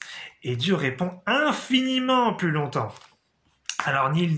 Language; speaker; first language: French; native; French